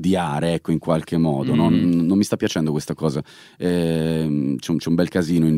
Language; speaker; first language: Italian; native; Italian